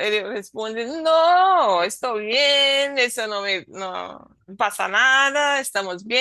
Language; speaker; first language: Spanish; non-native, learner; Portuguese